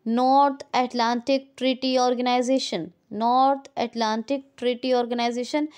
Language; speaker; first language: Hindi; native; Hindi